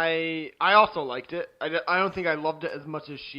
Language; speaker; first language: English; native; English